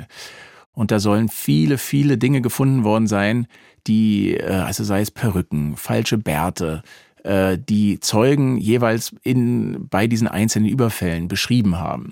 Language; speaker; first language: German; native; German